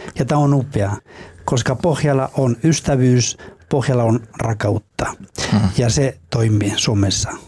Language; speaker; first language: Finnish; non-native, fluent; Spanish